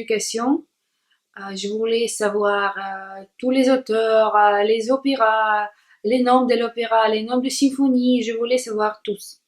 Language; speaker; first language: French; non-native, learner; Russian